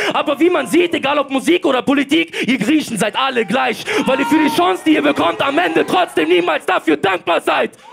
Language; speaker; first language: German; early bilingual, other home language; Polish